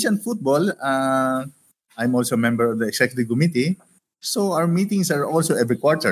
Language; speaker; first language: English; non-native, local second language; Hiligaynon